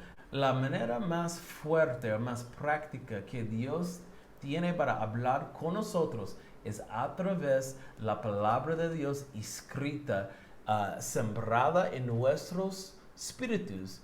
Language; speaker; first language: Spanish; non-native, learner; English